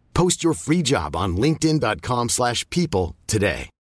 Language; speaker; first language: French; native; French